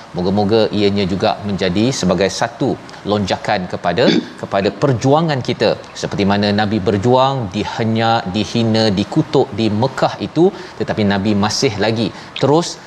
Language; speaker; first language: Malay; native; Malay